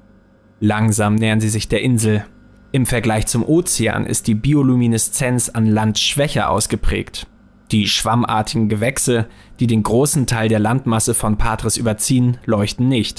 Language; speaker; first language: German; native; German